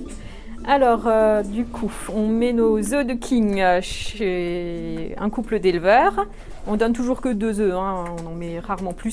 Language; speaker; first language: French; native; French